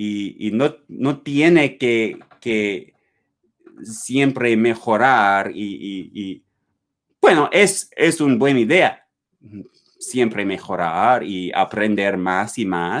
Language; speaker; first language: Spanish; non-native, learner; English